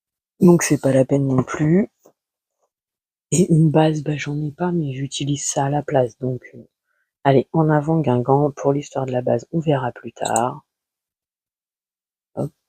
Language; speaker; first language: French; native; French